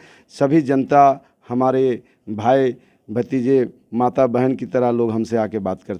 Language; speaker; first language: Hindi; native; Hindi